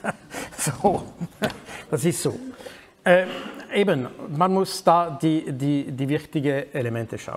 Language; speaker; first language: German; non-native, fluent; French